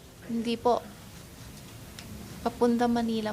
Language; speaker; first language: Filipino; non-native, local second language; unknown